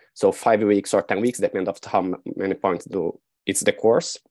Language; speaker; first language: English; non-native, fluent; Portuguese